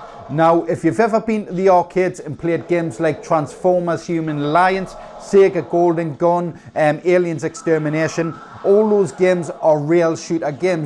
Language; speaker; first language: English; native; English